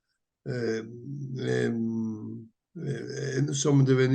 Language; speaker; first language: French; non-native, learner; Italian